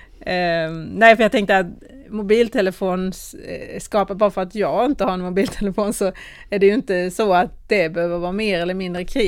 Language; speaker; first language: Swedish; native; Swedish